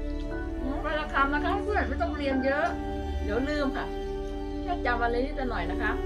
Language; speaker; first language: German; non-native, learner; Thai